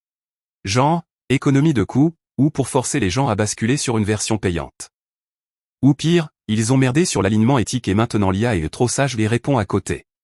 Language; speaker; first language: French; native; French